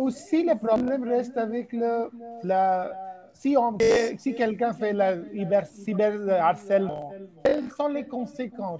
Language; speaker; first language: French; non-native, fluent; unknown